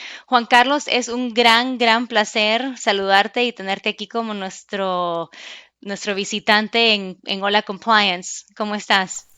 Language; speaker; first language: Spanish; native; Spanish